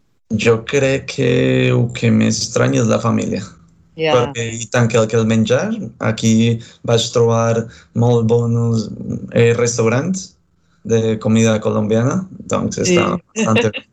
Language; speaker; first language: Catalan; non-native, fluent; Spanish